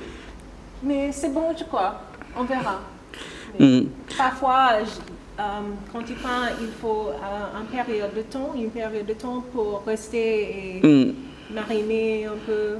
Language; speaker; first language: French; non-native, learner; English